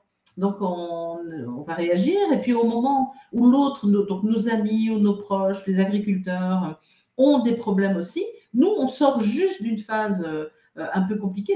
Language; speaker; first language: French; native; French